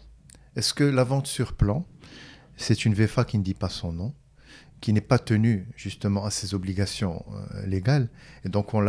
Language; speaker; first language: French; non-native, local second language; Arabic